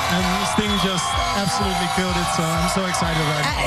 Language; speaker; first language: English; native; English